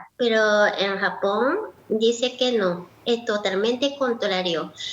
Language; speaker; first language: Spanish; non-native, learner; Japanese